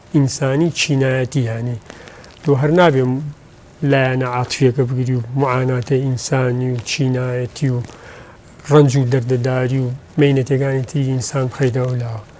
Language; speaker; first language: Central Kurdish; native; Central Kurdish